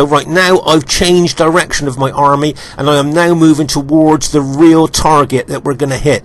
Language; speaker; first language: English; native; English